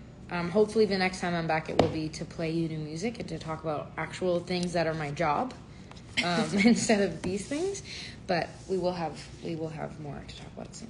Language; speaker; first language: English; native; English